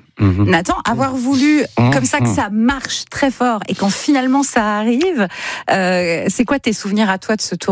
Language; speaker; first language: French; native; French